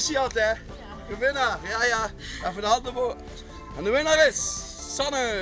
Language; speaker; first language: Dutch; native; Dutch